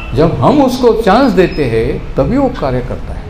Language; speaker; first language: Hindi; non-native, local second language; Marathi